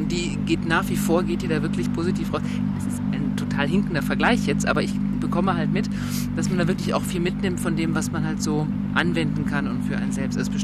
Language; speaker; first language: German; native; German